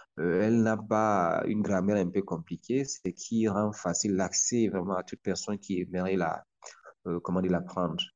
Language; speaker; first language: French; non-native, local second language; Hausa